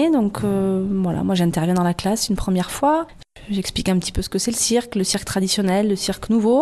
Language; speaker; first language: French; native; French